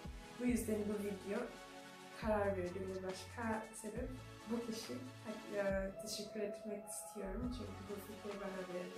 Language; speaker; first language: Turkish; non-native, fluent; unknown